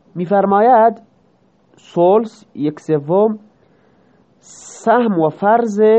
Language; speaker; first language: Persian; non-native, local second language; Baluchi